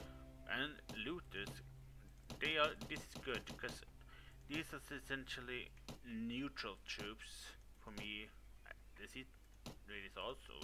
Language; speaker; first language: English; non-native, fluent; Swedish